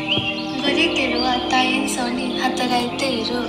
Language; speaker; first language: Japanese; non-native, learner; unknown